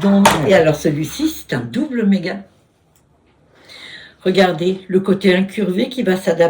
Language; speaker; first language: French; native; French